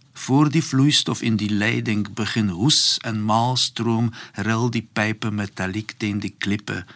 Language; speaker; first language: Afrikaans; non-native, fluent; Polish